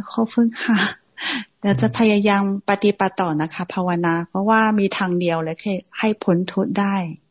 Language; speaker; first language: Thai; non-native, fluent; Chinese